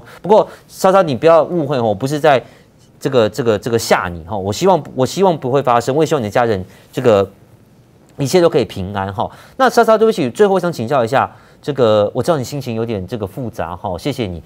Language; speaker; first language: Chinese; native; Chinese